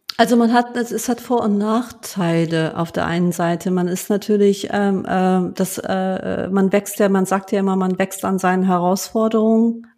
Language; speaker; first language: German; early bilingual, other home language; Turkish